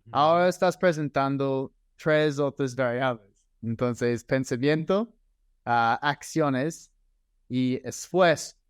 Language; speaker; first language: Spanish; non-native, fluent; English